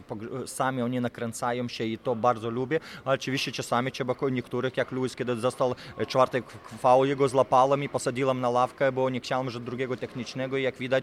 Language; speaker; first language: Polish; non-native, fluent; Lithuanian